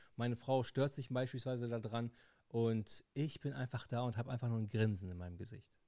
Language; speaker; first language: German; early bilingual, heritage; Arabic